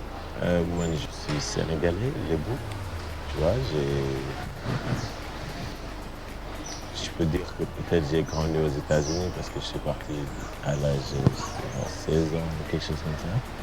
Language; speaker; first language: French; non-native, local second language; Wolof